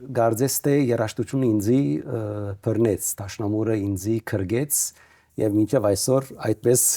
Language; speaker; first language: Armenian; native; Armenian